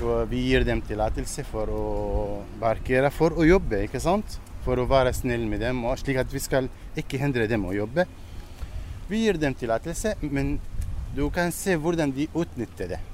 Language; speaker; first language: Norwegian; non-native, learner; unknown